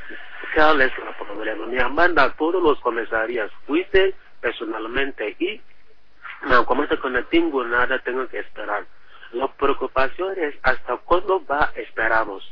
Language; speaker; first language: Spanish; non-native, learner; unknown